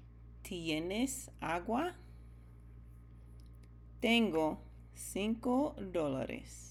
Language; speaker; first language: Spanish; non-native, learner; English